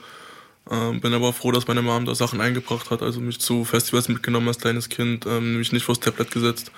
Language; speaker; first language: German; native; German